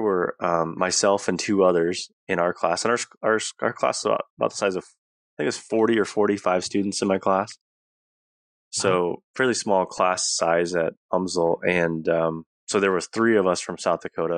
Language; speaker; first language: English; native; English